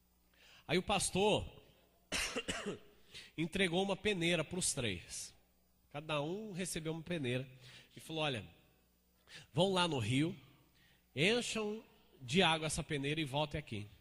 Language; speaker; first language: Portuguese; native; Portuguese